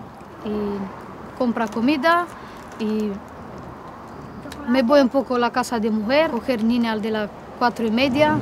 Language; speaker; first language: Spanish; non-native, learner; Romanian